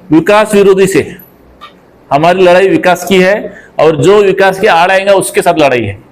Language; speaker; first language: Hindi; non-native, local second language; Marathi